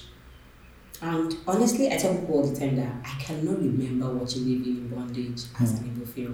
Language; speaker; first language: English; non-native, local second language; Yoruba